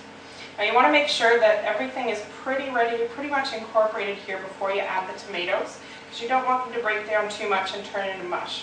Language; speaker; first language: English; native; English